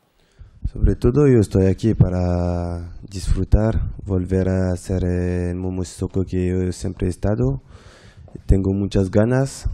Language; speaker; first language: Spanish; non-native, fluent; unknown